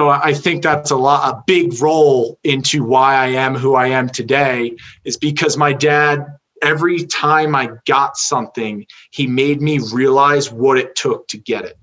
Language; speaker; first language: English; native; English